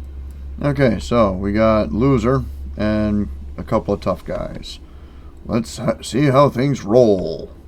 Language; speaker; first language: English; native; English